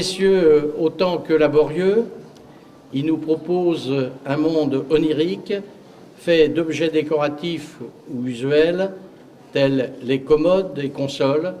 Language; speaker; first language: French; native; French